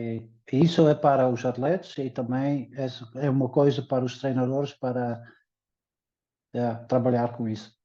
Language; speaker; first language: Portuguese; early bilingual, heritage; Dutch